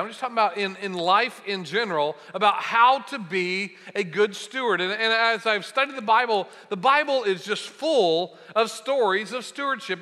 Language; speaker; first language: English; native; English